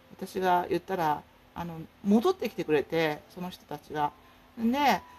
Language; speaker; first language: Japanese; native; Japanese